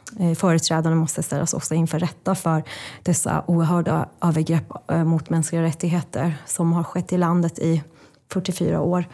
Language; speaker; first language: Swedish; non-native, fluent; Persian